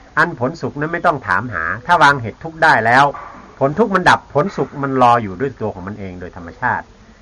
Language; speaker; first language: Thai; native; Thai